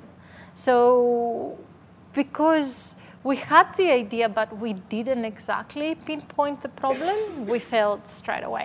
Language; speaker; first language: English; non-native, fluent; Greek